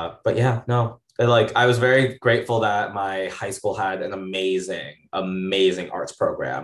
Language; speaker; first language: English; native; English